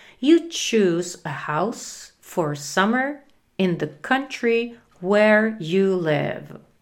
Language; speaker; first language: English; non-native, fluent; Czech